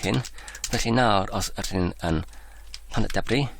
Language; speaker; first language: Welsh; non-native, learner; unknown